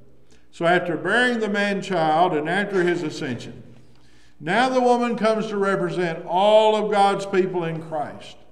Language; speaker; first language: English; native; English